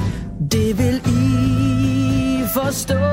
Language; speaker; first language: Danish; native; Danish